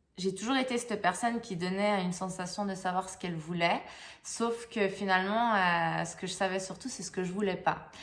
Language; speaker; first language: French; native; French